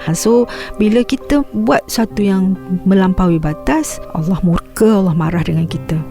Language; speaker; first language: Malay; native; Malay